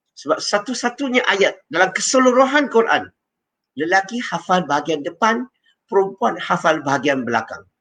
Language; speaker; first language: Malay; non-native, local second language; Chinese